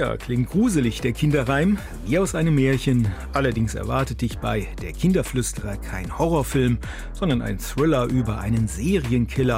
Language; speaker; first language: German; native; German